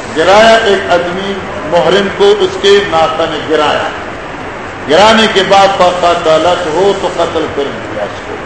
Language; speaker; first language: Urdu; non-native, local second language; Northern Hindko